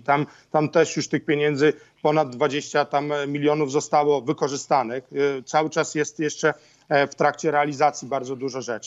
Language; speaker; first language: Polish; native; Polish